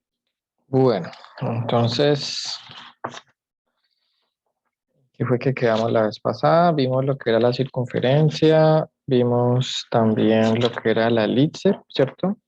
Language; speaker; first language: Spanish; native; Spanish